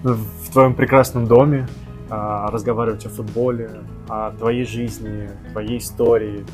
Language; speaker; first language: Russian; non-native, learner; Portuguese